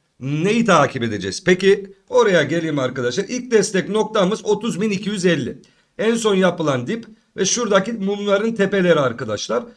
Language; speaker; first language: Turkish; native; Turkish